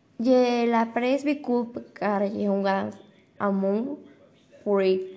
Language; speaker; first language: French; non-native, learner; Spanish